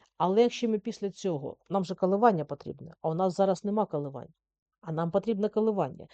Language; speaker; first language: Ukrainian; native; Ukrainian